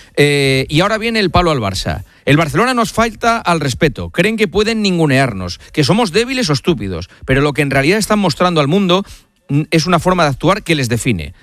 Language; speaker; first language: Spanish; native; Spanish